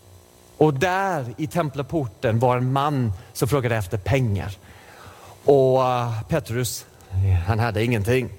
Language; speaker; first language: Swedish; non-native, fluent; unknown